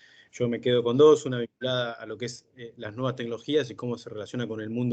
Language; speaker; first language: Spanish; native; Spanish